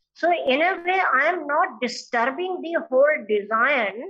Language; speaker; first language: English; non-native, local second language; Hindi